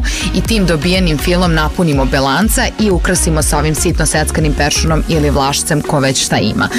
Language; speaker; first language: Serbian; native; Serbian